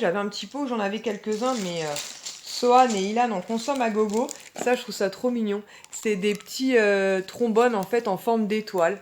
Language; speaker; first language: French; native; French